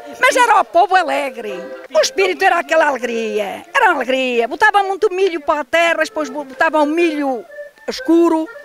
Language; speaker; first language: Portuguese; native; Portuguese